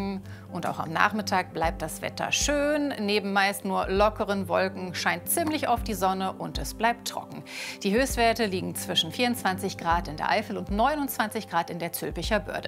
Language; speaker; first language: German; native; German